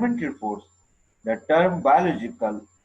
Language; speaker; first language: English; non-native, local second language; Urdu